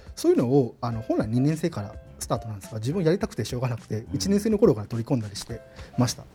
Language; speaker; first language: Japanese; non-native, fluent; Burmese